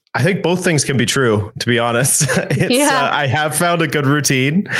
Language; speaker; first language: English; native; English